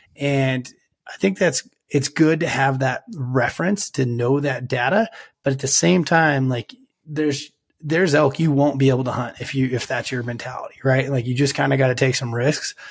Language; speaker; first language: English; native; English